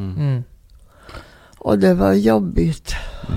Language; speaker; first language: Swedish; non-native, fluent; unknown